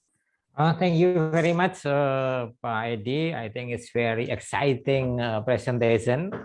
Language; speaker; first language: English; non-native, fluent; Indonesian